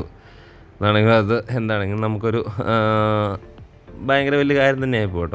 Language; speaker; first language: Malayalam; native; Malayalam